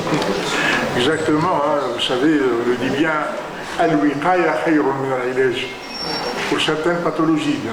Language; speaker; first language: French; non-native, local second language; Arabic